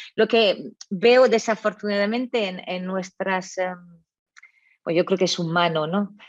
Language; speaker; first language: Spanish; non-native, fluent; French